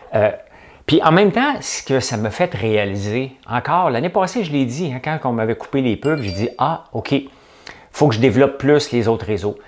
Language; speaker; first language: French; native; French